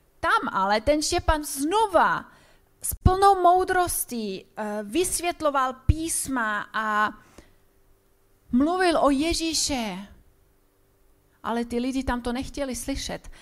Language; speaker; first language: Czech; non-native, fluent; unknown